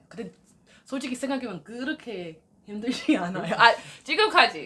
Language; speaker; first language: Korean; non-native, learner; English